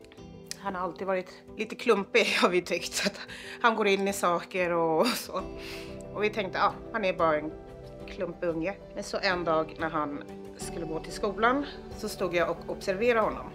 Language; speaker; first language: Swedish; native; Swedish